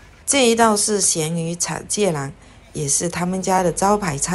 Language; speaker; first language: Chinese; native; Chinese